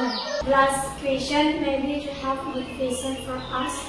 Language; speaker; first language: English; non-native, learner; Indonesian